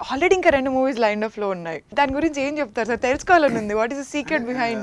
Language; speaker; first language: Telugu; native; Telugu